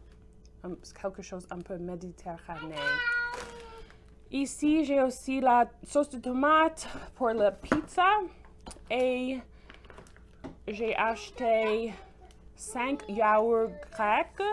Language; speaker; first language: French; non-native, fluent; English